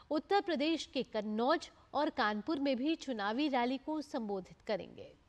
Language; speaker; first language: Hindi; native; Hindi